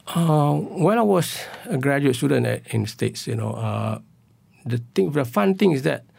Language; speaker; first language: English; non-native, local second language; Malay